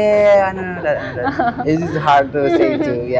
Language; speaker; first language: English; non-native, learner; Indonesian